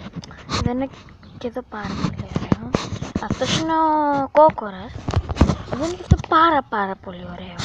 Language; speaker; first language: Greek; early bilingual, other home language; Bulgarian